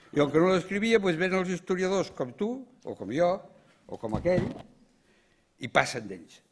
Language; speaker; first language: Catalan; native; Catalan